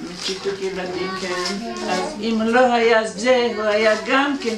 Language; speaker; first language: Hebrew; non-native, fluent; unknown